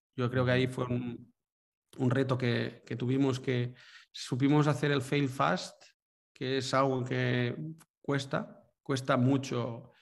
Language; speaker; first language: Spanish; native; Spanish